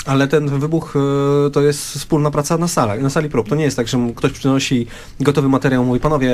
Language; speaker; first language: Polish; native; Polish